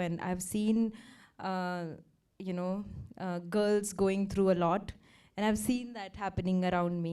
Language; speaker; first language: Telugu; non-native, fluent; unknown